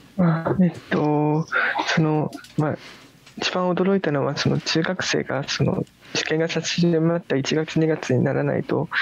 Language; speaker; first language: Japanese; native; Japanese